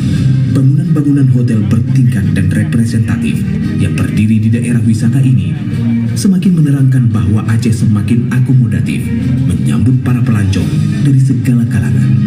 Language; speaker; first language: Indonesian; native; Indonesian